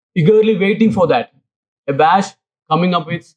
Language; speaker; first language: English; non-native, local second language; Malayalam